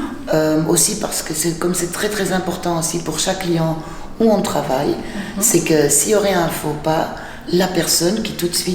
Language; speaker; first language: French; non-native, fluent; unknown